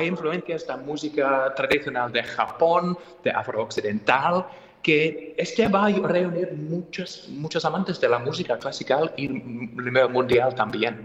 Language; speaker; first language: Spanish; non-native, fluent; English